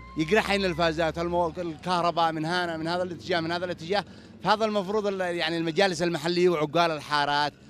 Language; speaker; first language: Arabic; native; Arabic